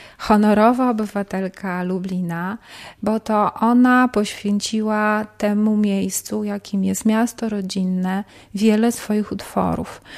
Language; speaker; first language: Polish; native; Polish